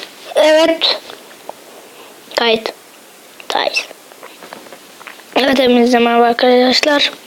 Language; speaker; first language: Turkish; native; Turkish